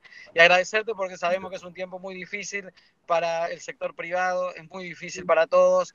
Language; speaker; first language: Spanish; native; Spanish